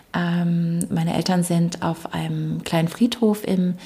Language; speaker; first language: German; early bilingual, other home language; English